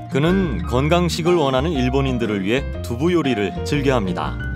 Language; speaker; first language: Korean; native; Korean